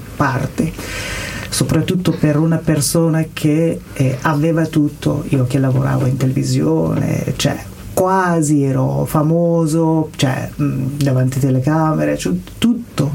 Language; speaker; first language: Italian; non-native, learner; Persian